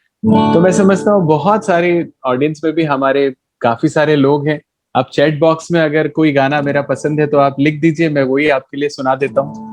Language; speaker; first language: Hindi; native; Hindi